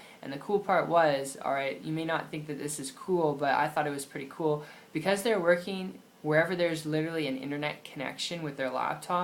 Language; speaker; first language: English; native; English